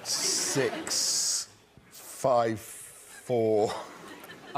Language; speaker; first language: English; native; English